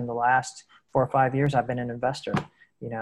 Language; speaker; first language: English; native; English